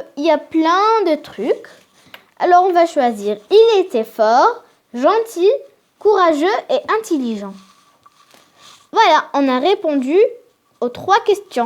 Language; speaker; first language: French; non-native, local second language; Arabic